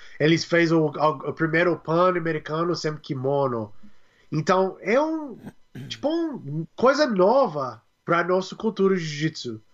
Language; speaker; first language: Portuguese; non-native, learner; English